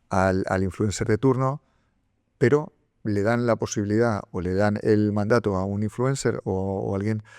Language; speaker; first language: Spanish; native; Spanish